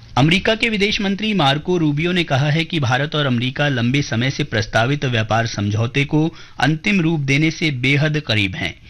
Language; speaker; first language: Hindi; native; Hindi